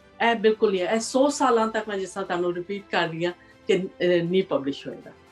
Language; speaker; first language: Punjabi; early bilingual, heritage; Punjabi